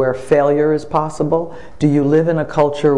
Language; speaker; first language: English; native; English